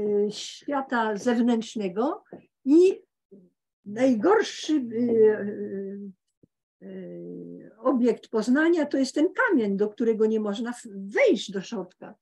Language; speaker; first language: Polish; early bilingual, heritage; Polish